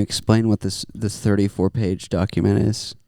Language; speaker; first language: English; native; English